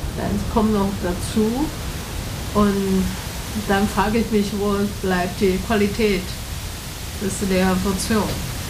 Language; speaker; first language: German; non-native, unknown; Chinese